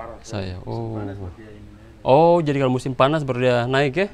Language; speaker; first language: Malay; non-native, local second language; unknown